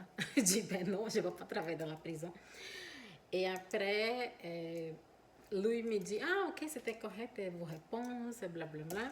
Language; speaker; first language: French; non-native, fluent; Portuguese